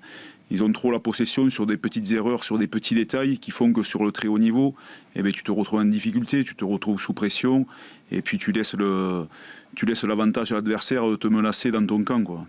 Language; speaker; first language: French; native; French